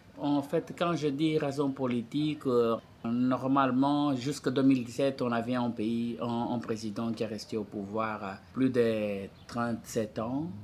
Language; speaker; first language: French; non-native, fluent; Portuguese